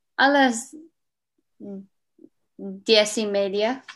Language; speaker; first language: Spanish; non-native, learner; English